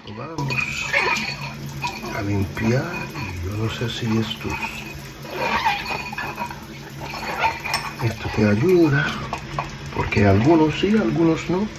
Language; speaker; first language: Spanish; early bilingual, heritage; English